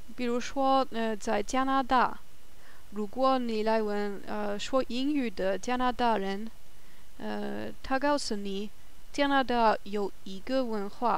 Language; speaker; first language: Chinese; non-native, learner; German